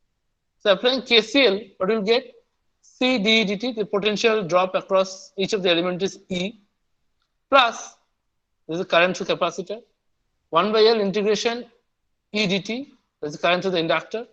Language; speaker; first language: English; non-native, local second language; Bangla